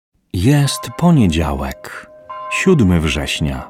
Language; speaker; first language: Polish; native; Polish